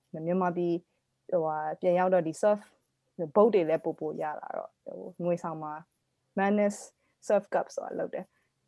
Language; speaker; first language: Burmese; native; Burmese